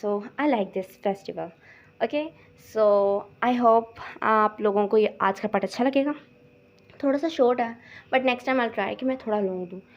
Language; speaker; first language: Urdu; non-native, local second language; Punjabi